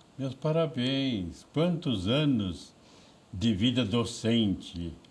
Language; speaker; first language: Portuguese; native; Portuguese